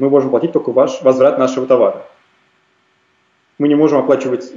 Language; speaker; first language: Russian; native; Russian